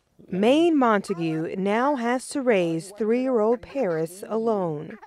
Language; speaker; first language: English; native; English